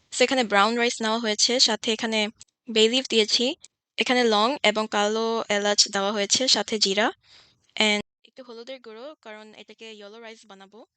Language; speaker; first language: Bangla; early bilingual, heritage; Bangla